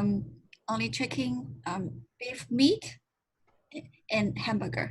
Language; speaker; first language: English; non-native, learner; Chinese